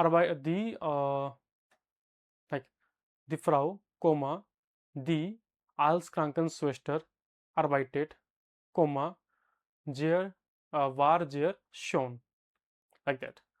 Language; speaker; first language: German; non-native, fluent; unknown